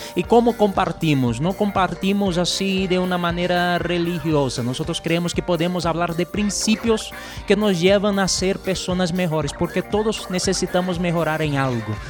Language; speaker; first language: Spanish; non-native, fluent; Portuguese